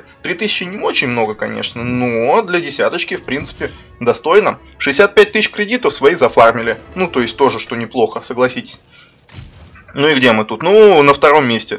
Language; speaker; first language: Russian; native; Russian